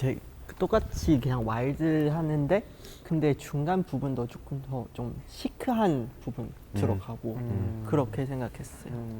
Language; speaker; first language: Korean; non-native, fluent; Chinese